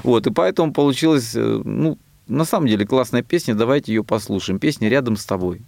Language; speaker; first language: Russian; native; Russian